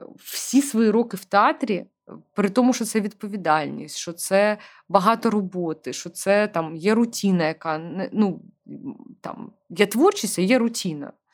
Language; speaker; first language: Ukrainian; non-native, local second language; Russian